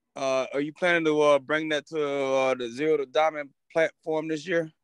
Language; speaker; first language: English; native; English